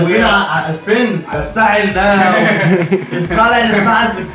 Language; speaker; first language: Arabic; native; Arabic